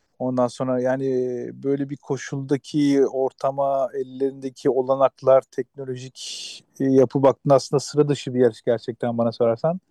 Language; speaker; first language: Turkish; native; Turkish